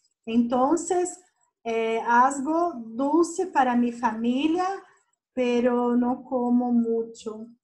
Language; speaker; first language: Spanish; non-native, fluent; Portuguese